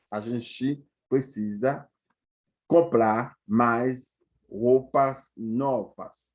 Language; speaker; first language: Portuguese; non-native, fluent; Haitian Creole